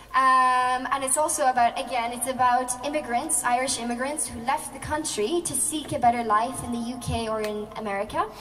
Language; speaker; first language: English; non-native, local second language; Irish